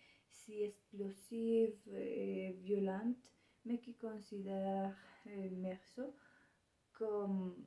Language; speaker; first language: French; non-native, learner; Spanish